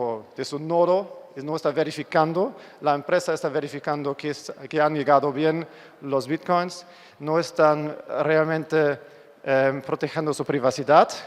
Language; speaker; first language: Spanish; non-native, fluent; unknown